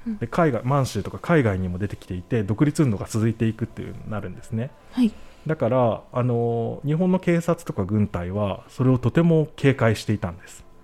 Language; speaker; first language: Japanese; native; Japanese